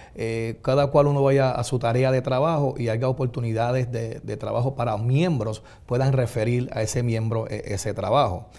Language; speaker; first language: Spanish; native; Spanish